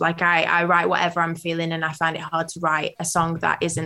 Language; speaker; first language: English; native; English